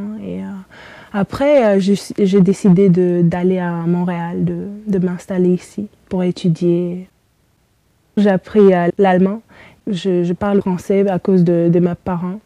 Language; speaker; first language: French; early bilingual, heritage; Romanian